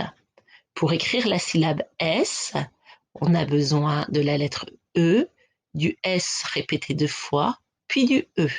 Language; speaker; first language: French; native; French